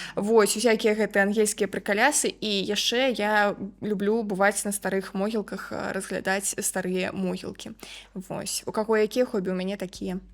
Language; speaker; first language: Belarusian; non-native, local second language; Russian